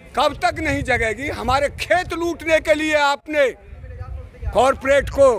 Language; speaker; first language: Hindi; native; Hindi